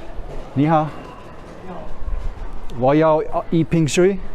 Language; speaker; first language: Chinese; non-native, learner; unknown